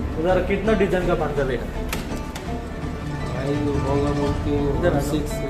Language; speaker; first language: Hindi; non-native, learner; Bangla